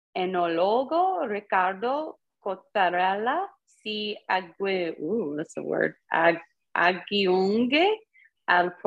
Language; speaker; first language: Italian; non-native, learner; English